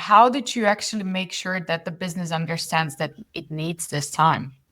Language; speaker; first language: English; non-native, fluent; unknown